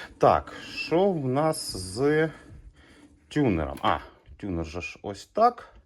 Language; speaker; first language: Ukrainian; non-native, local second language; Russian